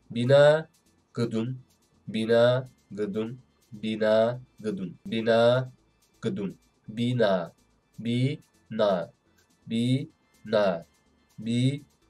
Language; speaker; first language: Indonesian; non-native, learner; Turkish